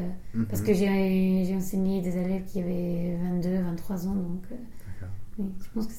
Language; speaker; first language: French; non-native, fluent; English